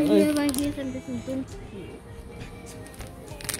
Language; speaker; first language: German; early bilingual, other home language; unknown